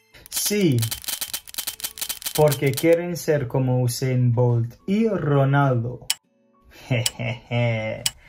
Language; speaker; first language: Spanish; non-native, fluent; English